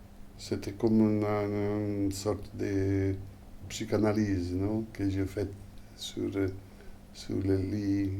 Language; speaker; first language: French; non-native, fluent; Italian